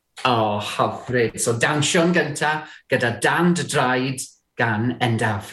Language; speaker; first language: Welsh; native; Welsh